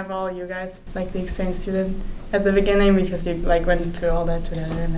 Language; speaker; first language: English; non-native, fluent; German